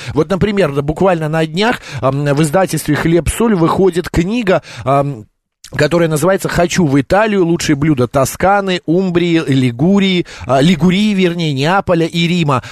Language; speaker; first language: Russian; native; Russian